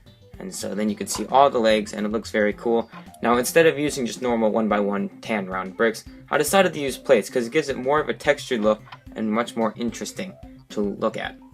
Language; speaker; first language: English; native; English